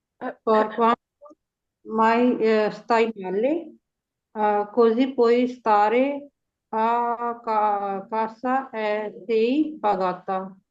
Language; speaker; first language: Italian; non-native, learner; Punjabi